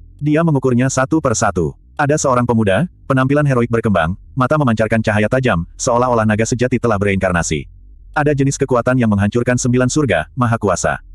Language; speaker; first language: Indonesian; native; Indonesian